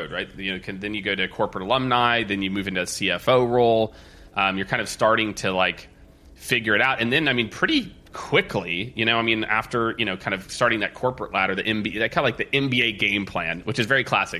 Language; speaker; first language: English; native; English